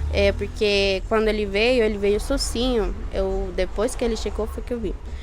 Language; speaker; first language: Portuguese; non-native, fluent; Spanish